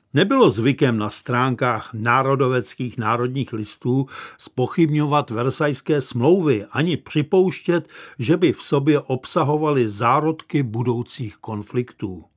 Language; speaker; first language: Czech; native; Czech